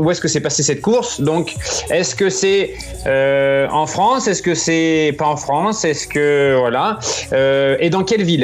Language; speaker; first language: French; native; French